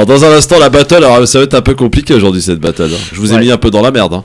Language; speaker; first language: French; native; French